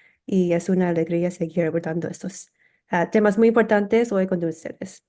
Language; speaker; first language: Spanish; early bilingual, heritage; English